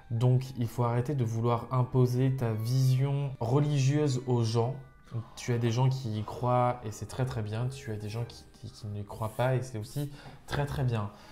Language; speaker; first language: French; native; French